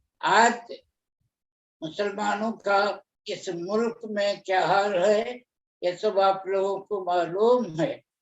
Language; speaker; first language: Urdu; native; Urdu